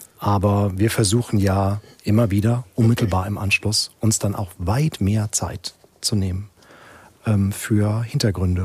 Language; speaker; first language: German; native; German